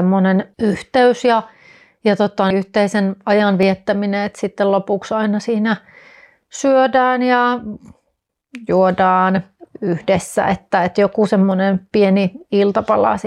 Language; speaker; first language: Finnish; native; Finnish